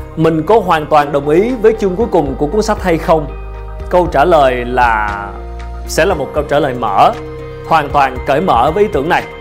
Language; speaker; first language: Vietnamese; native; Vietnamese